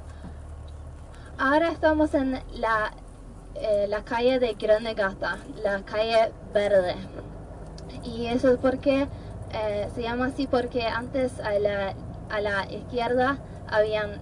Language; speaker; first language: Spanish; non-native, fluent; Norwegian